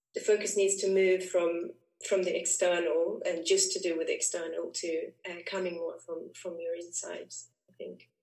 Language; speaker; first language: English; non-native, fluent; Swedish